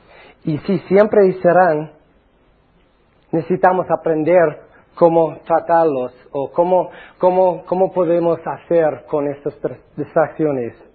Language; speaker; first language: Spanish; non-native, fluent; English